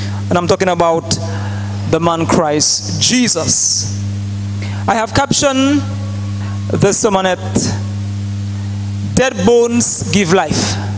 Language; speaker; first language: English; non-native, local second language; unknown